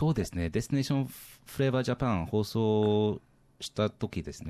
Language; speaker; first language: Japanese; non-native, learner; English